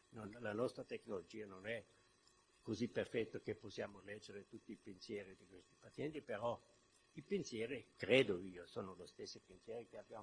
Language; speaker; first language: Italian; non-native, fluent; German